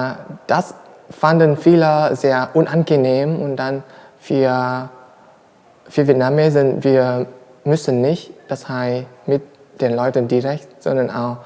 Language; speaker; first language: German; non-native, learner; Vietnamese